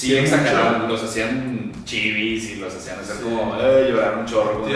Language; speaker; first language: Spanish; native; Spanish